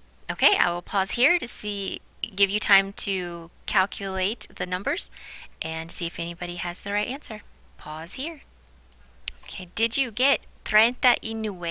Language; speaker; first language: English; native; English